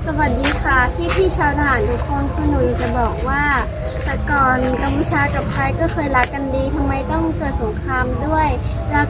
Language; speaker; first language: Thai; non-native, fluent; Khmer